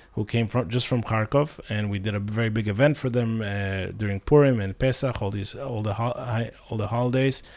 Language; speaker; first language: English; non-native, fluent; Russian